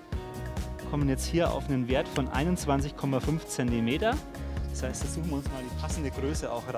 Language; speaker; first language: German; native; German